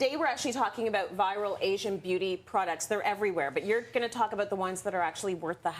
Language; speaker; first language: English; native; English